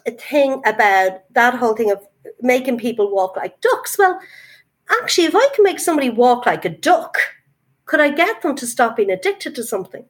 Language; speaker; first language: English; native; English